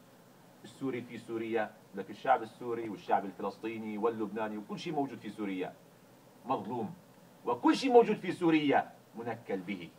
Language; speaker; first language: Arabic; native; Arabic